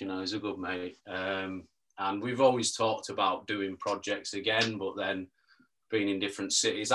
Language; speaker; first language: English; native; English